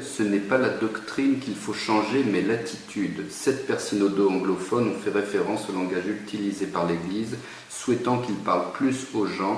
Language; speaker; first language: French; native; French